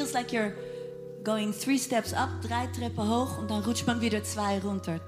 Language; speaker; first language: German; non-native, fluent; Dutch